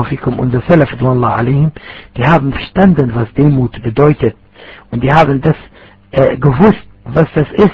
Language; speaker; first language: German; non-native, fluent; Arabic